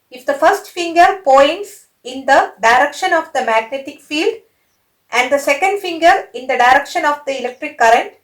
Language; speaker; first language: English; non-native, local second language; Malayalam